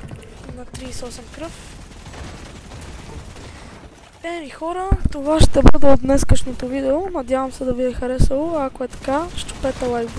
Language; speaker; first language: Bulgarian; native; Bulgarian